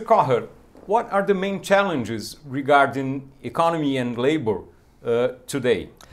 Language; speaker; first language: English; non-native, fluent; Portuguese